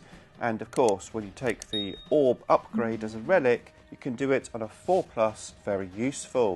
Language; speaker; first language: English; native; English